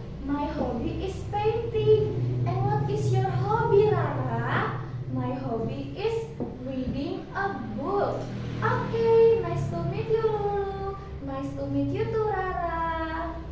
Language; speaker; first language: English; non-native, fluent; Indonesian